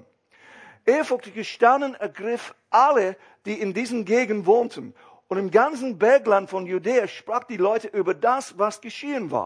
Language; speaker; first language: German; non-native, fluent; English